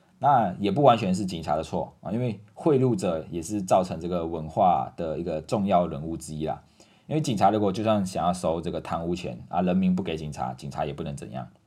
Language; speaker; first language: Chinese; native; Chinese